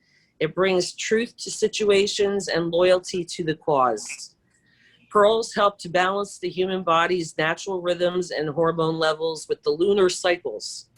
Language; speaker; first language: English; native; English